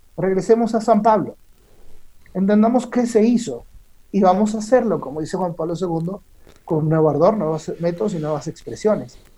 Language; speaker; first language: Spanish; native; Spanish